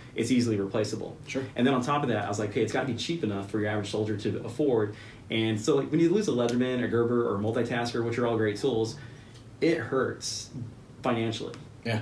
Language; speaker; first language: English; native; English